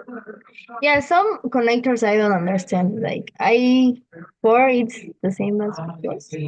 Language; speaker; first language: English; non-native, learner; Spanish